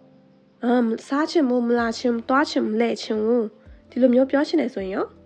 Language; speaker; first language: Burmese; native; Burmese